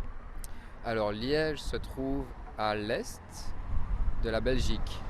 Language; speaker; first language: French; native; French